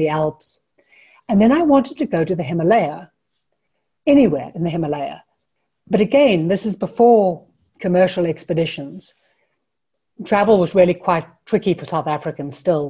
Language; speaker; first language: English; native; English